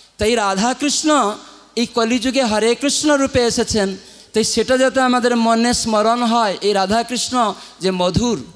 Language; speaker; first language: Bangla; non-native, fluent; Odia